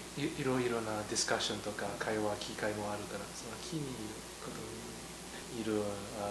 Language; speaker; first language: Japanese; non-native, learner; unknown